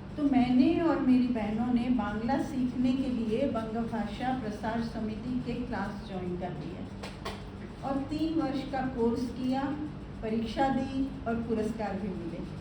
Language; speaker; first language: Hindi; non-native, local second language; Gujarati